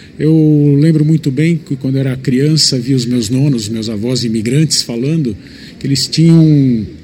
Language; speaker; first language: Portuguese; native; Portuguese